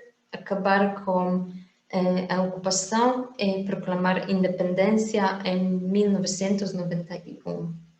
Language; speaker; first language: Portuguese; non-native, fluent; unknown